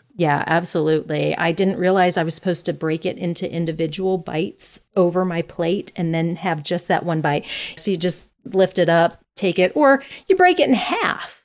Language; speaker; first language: English; native; English